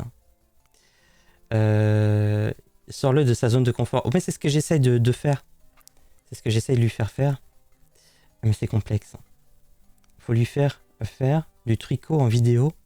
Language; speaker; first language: French; native; French